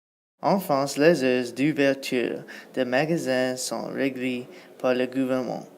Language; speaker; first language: French; non-native, learner; English